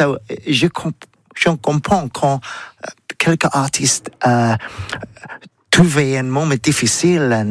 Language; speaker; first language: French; non-native, learner; English